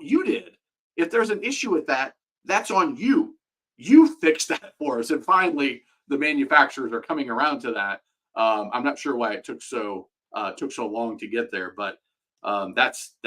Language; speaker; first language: English; native; English